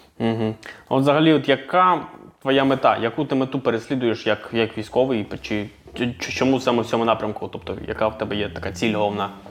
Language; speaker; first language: Ukrainian; non-native, local second language; Russian